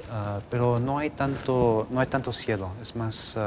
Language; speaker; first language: Spanish; non-native, local second language; English